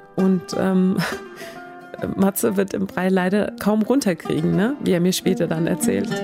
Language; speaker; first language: German; early bilingual, other home language; Swedish